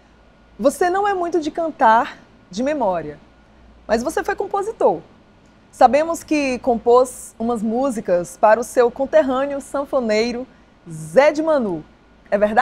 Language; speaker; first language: Portuguese; native; Portuguese